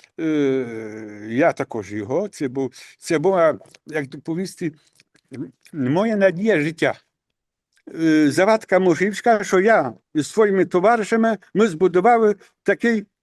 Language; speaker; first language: Ukrainian; native; Ukrainian